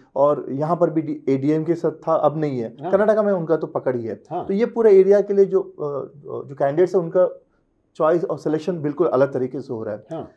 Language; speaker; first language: Hindi; non-native, local second language; Telugu